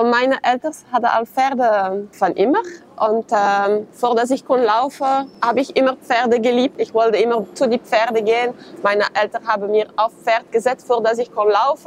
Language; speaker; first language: German; non-native, fluent; French